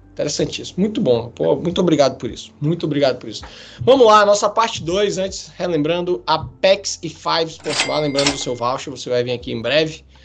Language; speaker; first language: Portuguese; native; Portuguese